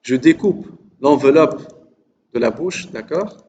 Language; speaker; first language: French; non-native, local second language; Arabic